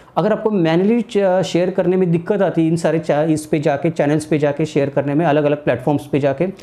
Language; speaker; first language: Hindi; non-native, local second language; Marathi